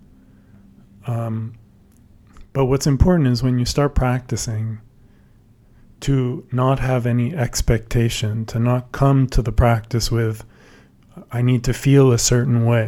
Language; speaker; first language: English; native; English